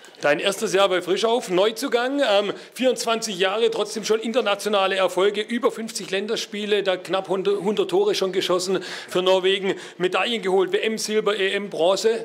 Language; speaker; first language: German; native; German